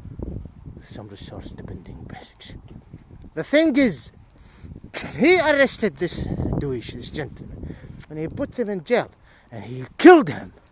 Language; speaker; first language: English; non-native, fluent; Arabic